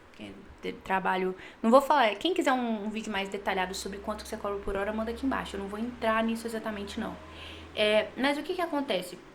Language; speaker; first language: Portuguese; native; Portuguese